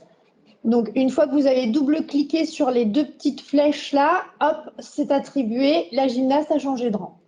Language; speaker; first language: French; native; French